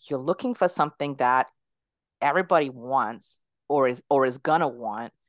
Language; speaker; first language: English; early bilingual, other home language; Spanish